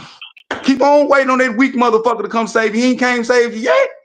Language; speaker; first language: English; native; English